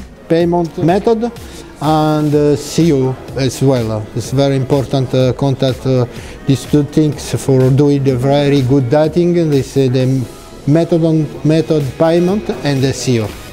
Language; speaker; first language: English; non-native, learner; Italian